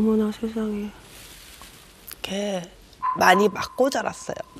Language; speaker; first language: Korean; native; Korean